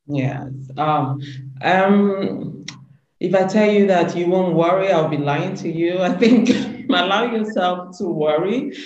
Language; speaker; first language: English; non-native, local second language; Igbo